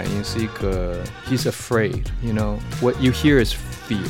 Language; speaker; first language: English; early bilingual, other home language; Chinese